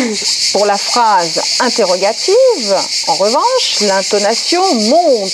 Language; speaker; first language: French; native; French